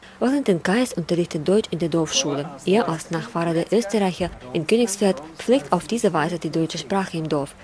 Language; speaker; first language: German; non-native, fluent; Ukrainian